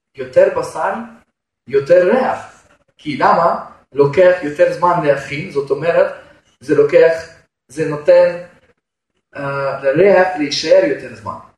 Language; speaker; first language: Hebrew; non-native, fluent; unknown